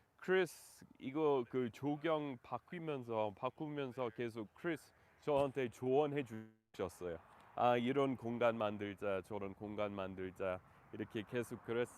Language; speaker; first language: Korean; non-native, fluent; English